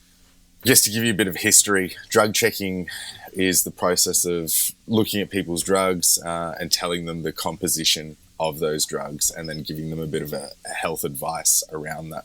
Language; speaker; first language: English; native; English